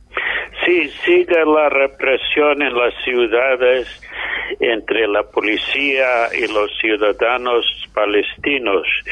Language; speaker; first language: Spanish; non-native, fluent; English